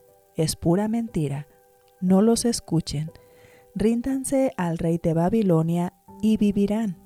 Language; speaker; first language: Spanish; native; Spanish